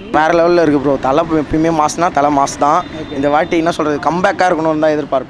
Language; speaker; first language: Tamil; native; Tamil